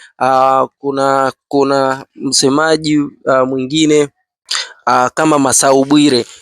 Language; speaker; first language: Swahili; native; Swahili